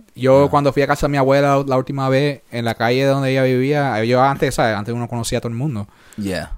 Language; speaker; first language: Spanish; native; Spanish